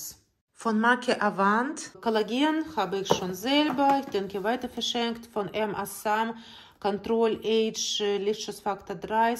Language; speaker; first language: German; non-native, learner; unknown